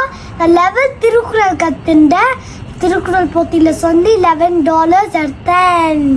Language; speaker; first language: Tamil; early bilingual, heritage; Tamil